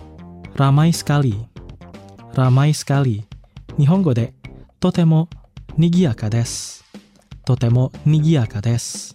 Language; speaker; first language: Japanese; non-native, fluent; Indonesian